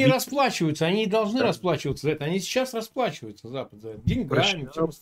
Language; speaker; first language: Russian; native; Russian